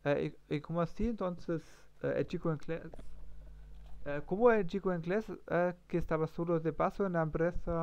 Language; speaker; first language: Spanish; non-native, learner; German